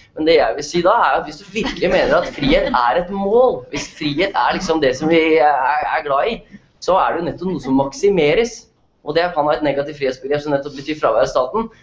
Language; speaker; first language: Norwegian; native; Norwegian